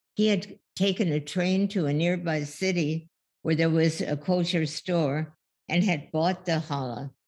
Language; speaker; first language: English; early bilingual, other home language; German